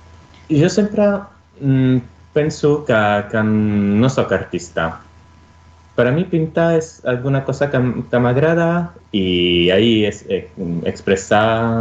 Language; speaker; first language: Catalan; non-native, fluent; Italian